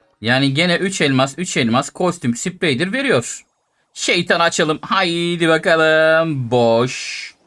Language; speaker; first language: Turkish; native; Turkish